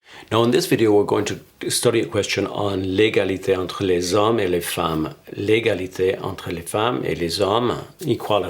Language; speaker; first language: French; non-native, fluent; English